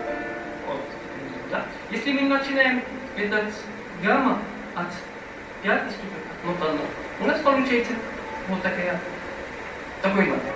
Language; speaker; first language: Russian; non-native, fluent; Arabic